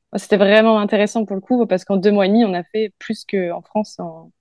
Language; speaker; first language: French; native; French